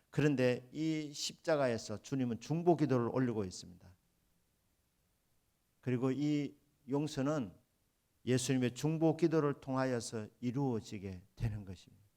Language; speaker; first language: Korean; native; Korean